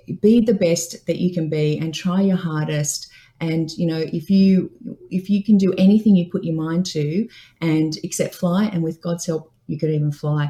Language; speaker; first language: English; native; English